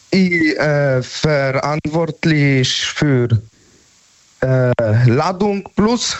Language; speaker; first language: German; non-native, learner; Polish